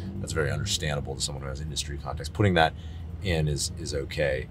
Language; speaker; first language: English; native; English